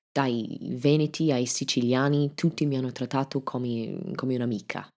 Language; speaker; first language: Italian; non-native, fluent; English